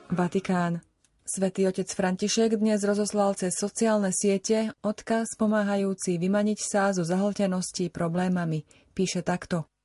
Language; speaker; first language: Slovak; native; Slovak